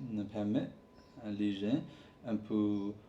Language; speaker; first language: French; non-native, learner; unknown